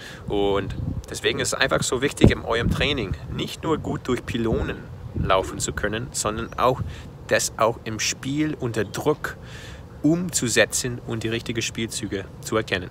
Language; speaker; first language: German; non-native, fluent; English